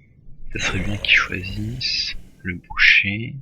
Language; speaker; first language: French; native; French